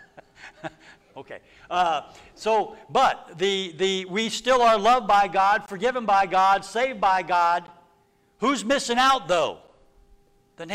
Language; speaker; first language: English; native; English